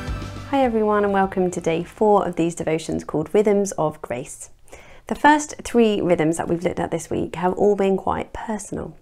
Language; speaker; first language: English; native; English